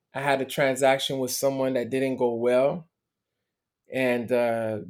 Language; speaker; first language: English; native; English